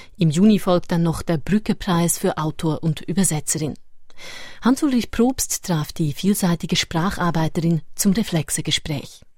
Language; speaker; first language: German; native; German